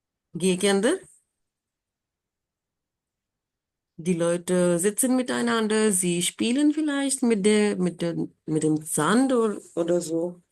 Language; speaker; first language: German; non-native, fluent; Urdu